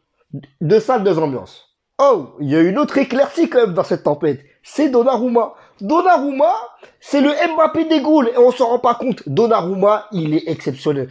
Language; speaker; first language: French; native; French